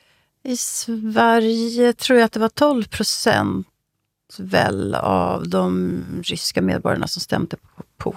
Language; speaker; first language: Swedish; native; Swedish